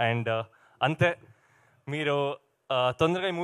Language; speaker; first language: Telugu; non-native, learner; Kannada